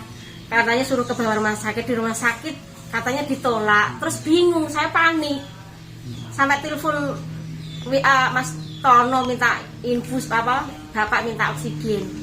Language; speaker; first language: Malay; non-native, local second language; Javanese